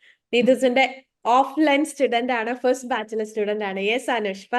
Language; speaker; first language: Malayalam; native; Malayalam